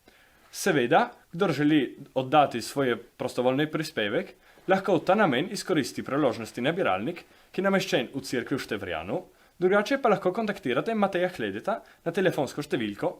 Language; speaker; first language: Slovenian; native; Slovenian